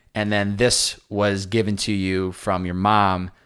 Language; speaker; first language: English; native; English